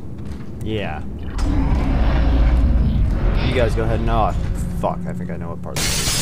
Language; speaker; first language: English; native; English